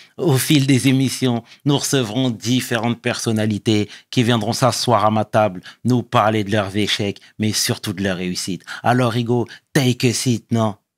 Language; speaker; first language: French; native; French